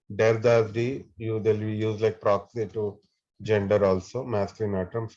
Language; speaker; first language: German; non-native, fluent; Telugu